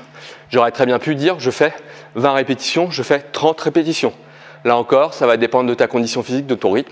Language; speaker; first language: French; native; French